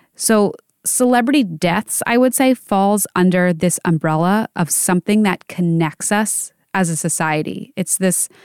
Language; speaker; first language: English; native; English